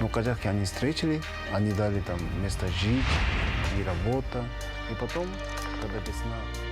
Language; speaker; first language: Russian; non-native, learner; Korean